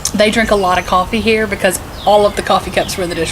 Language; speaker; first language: English; native; English